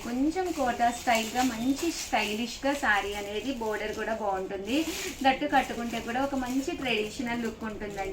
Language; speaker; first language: Telugu; native; Telugu